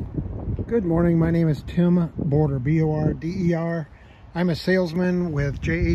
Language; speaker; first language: English; native; English